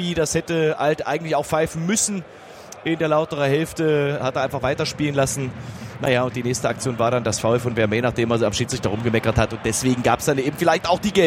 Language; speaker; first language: German; native; German